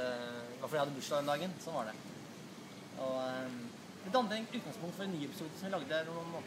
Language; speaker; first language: Norwegian; native; Norwegian